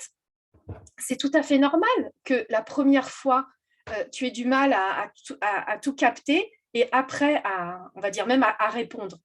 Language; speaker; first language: French; native; French